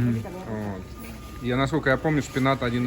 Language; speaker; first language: Russian; native; Russian